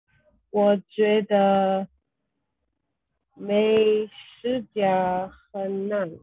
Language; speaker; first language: Chinese; non-native, learner; English